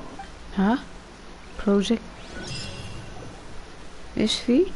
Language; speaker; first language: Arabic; native; Arabic